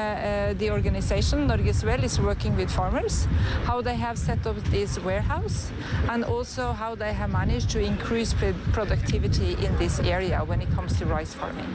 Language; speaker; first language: English; non-native, fluent; Norwegian